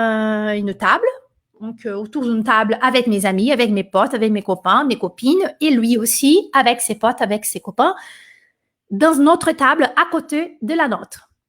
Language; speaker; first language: French; non-native, fluent; Portuguese